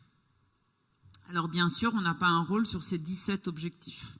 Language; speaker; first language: French; native; French